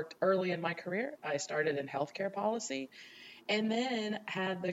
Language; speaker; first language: English; native; English